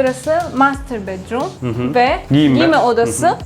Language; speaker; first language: Turkish; non-native, learner; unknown